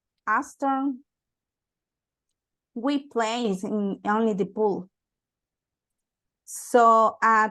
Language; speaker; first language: English; non-native, learner; Spanish